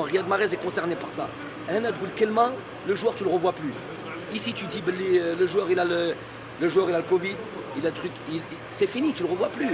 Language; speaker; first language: French; native; French